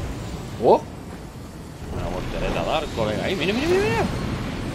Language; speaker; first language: Spanish; native; Spanish